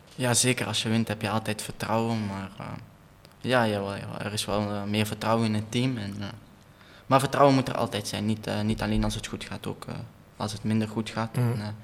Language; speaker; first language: Dutch; native; Dutch